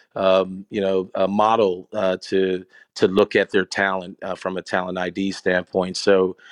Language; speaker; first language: English; native; English